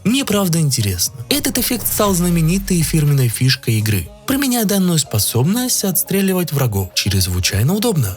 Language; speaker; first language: Russian; native; Russian